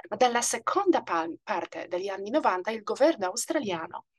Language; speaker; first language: Italian; non-native, fluent; Polish